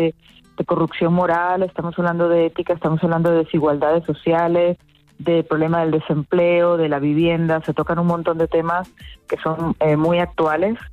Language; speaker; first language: Spanish; native; Spanish